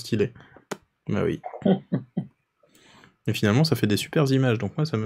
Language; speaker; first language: French; native; French